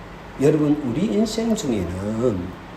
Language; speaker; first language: Korean; native; Korean